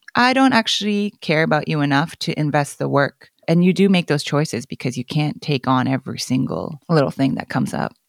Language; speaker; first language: English; non-native, fluent; Korean